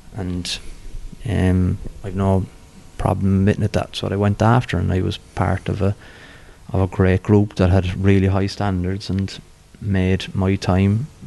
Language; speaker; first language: English; native; English